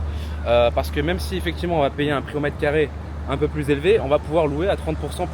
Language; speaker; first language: French; native; French